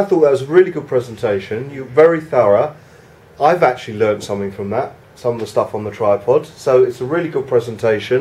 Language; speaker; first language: English; native; English